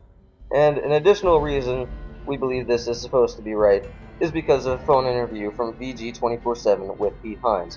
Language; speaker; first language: English; native; English